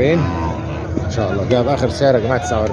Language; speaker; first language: Arabic; native; Arabic